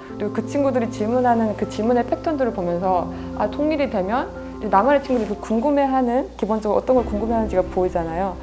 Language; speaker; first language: Korean; native; Korean